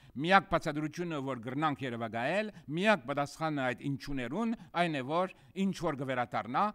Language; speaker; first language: Armenian; early bilingual, heritage; Armenian